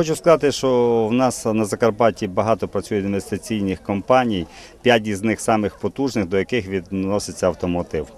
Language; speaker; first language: Ukrainian; native; Ukrainian